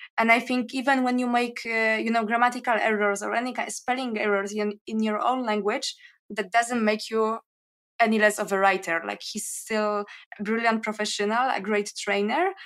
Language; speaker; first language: English; non-native, fluent; Polish